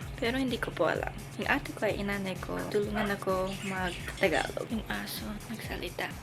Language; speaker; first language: Filipino; early bilingual, heritage; Filipino